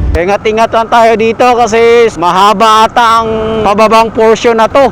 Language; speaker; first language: Filipino; non-native, local second language; Cebuano